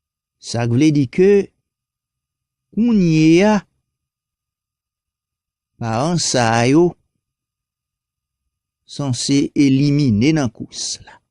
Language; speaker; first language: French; non-native, local second language; Haitian Creole